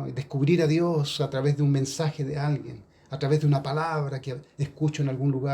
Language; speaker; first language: Spanish; native; Spanish